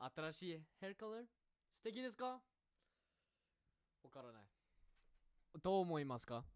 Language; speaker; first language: Japanese; non-native, learner; English